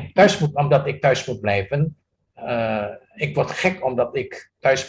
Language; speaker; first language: Dutch; non-native, fluent; Indonesian